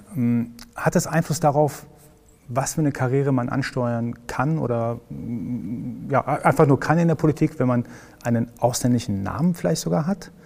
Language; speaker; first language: German; early bilingual, other home language; Persian